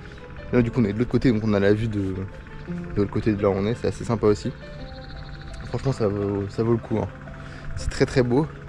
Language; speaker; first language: French; native; French